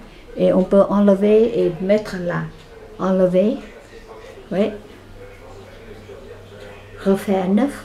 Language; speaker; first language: French; non-native, fluent; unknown